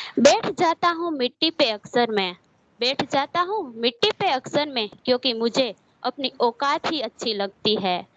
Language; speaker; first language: Hindi; non-native, local second language; Gujarati